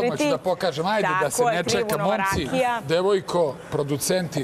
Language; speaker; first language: Serbian; native; Serbian